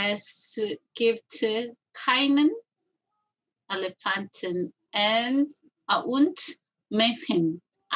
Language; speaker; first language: German; non-native, learner; Korean